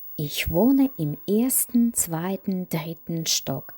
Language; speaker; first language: German; non-native, fluent; Ukrainian